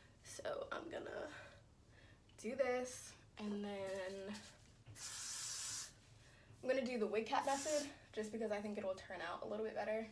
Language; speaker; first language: English; native; English